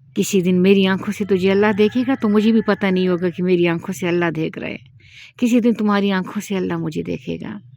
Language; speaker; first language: Urdu; non-native, local second language; Pashto